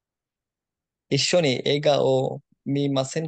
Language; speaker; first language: Japanese; non-native, learner; Bangla